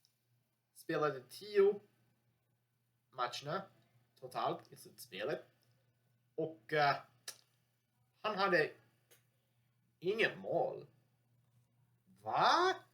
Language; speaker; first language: Swedish; non-native, learner; English